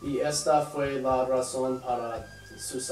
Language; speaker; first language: Spanish; non-native, learner; English